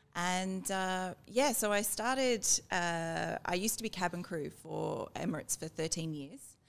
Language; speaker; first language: English; native; English